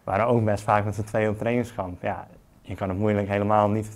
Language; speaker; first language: Dutch; native; Dutch